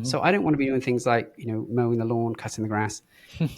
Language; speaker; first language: English; native; English